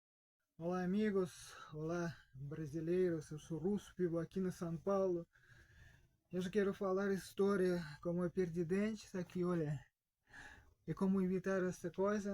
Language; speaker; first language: Portuguese; non-native, fluent; Russian